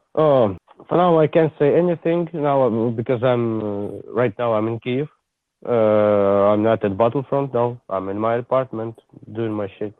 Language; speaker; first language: English; non-native, learner; Ukrainian